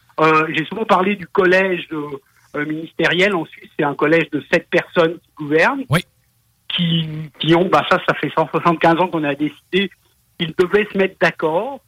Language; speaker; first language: French; native; French